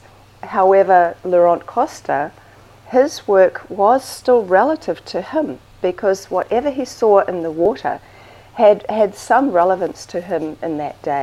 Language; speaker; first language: English; native; English